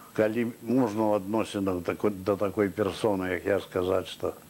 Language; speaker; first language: Belarusian; native; Belarusian